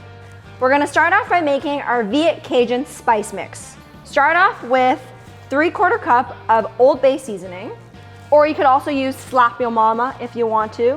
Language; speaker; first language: English; native; English